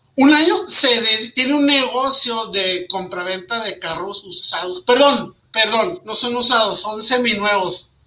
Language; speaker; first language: Spanish; native; Spanish